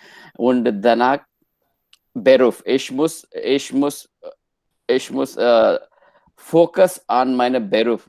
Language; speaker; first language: German; non-native, learner; Hindi